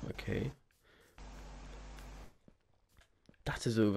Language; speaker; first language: German; native; German